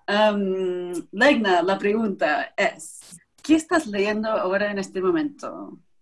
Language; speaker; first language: Spanish; non-native, fluent; English